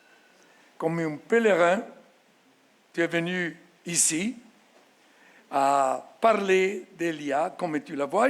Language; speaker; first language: French; non-native, fluent; Italian